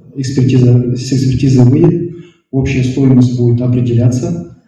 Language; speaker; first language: Russian; non-native, local second language; Kazakh